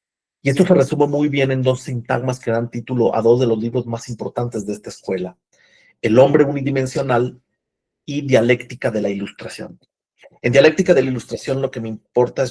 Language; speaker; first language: Spanish; native; Spanish